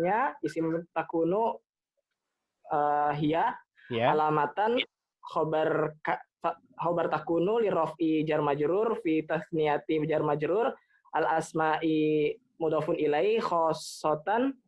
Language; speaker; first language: Arabic; non-native, learner; Indonesian